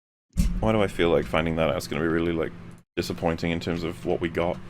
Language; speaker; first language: English; native; English